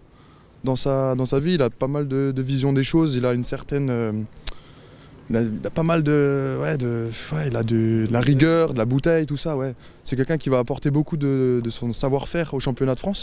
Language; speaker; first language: French; native; French